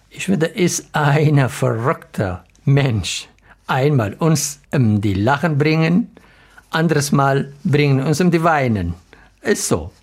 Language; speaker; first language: German; non-native, learner; Arabic